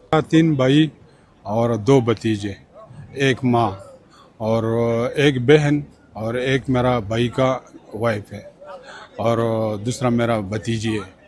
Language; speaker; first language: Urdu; non-native, fluent; Pashto